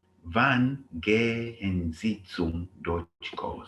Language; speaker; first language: German; non-native, fluent; English